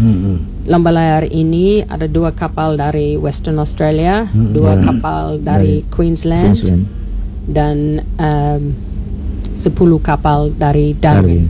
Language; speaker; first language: Indonesian; non-native, learner; English